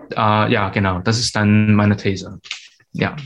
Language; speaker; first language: German; non-native, fluent; Cantonese